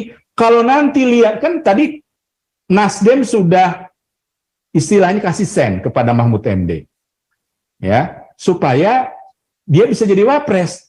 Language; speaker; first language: Indonesian; native; Indonesian